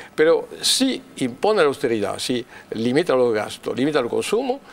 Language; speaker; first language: Spanish; non-native, fluent; French